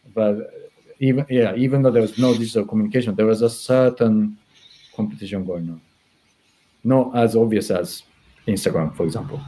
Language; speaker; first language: English; non-native, fluent; Japanese